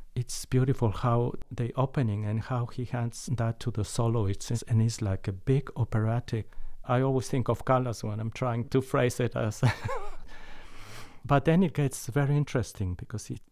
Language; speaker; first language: English; non-native, fluent; Spanish